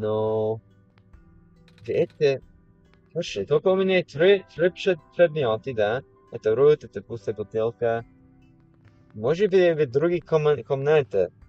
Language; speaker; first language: Russian; non-native, learner; English